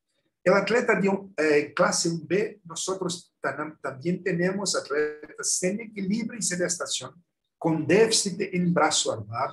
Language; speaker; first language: Spanish; non-native, learner; Portuguese